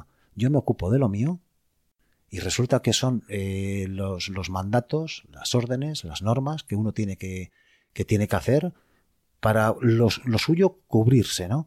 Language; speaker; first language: Spanish; native; Spanish